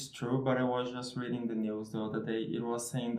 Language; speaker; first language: English; non-native, fluent; Portuguese